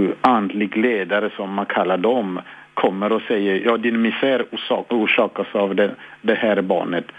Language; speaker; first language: Swedish; non-native, fluent; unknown